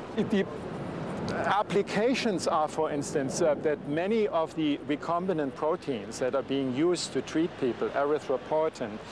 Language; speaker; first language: English; non-native, fluent; German